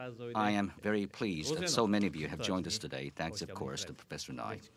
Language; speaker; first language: English; non-native, fluent; Japanese